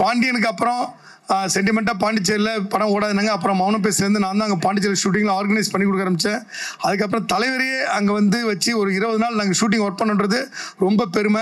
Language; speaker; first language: Tamil; native; Tamil